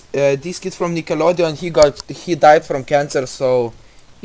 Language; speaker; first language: English; non-native, learner; Russian